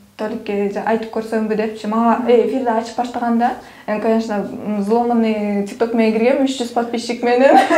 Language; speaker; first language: Kyrgyz; non-native, local second language; Russian